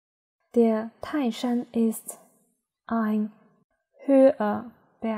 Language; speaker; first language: German; non-native, learner; Chinese